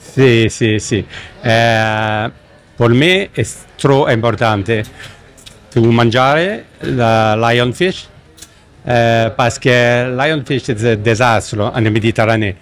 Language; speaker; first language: Italian; non-native, learner; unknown